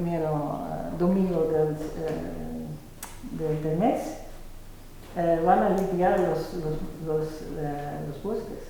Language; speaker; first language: Spanish; non-native, fluent; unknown